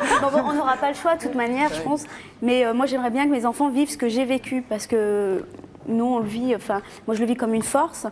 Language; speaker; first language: French; native; French